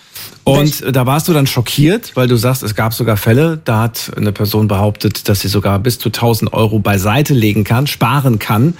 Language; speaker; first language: German; native; German